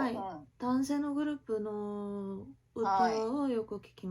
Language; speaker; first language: Japanese; non-native, learner; Korean